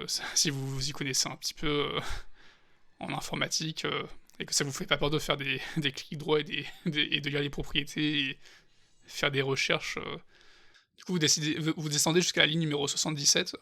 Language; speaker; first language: French; native; French